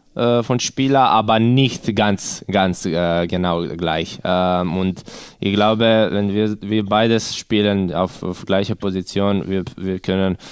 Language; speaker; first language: German; non-native, learner; Croatian